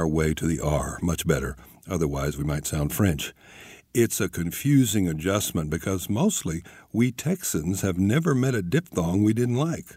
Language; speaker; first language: English; native; English